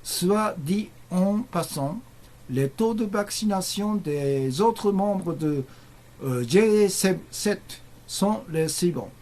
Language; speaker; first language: French; non-native, learner; Japanese